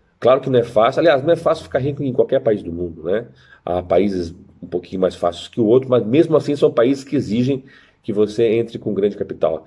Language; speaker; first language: Portuguese; native; Portuguese